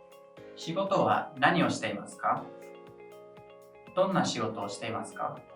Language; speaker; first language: Japanese; non-native, fluent; English